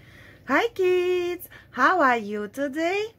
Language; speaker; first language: English; non-native, fluent; Russian